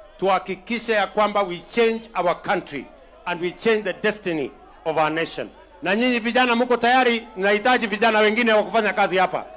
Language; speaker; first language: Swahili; non-native, local second language; Kalenjin